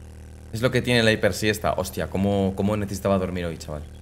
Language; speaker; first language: Spanish; native; Spanish